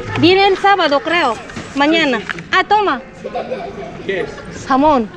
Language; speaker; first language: Spanish; non-native, learner; Filipino